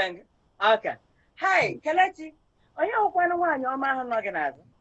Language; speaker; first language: Igbo; native; Igbo